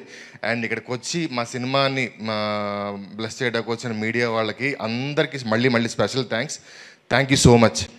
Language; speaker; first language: Telugu; native; Telugu